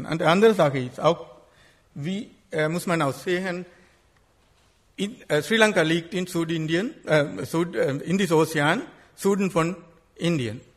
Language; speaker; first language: German; non-native, fluent; Sinhala